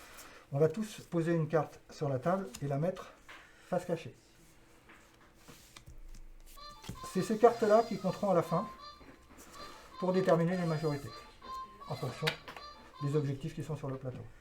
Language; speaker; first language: French; native; French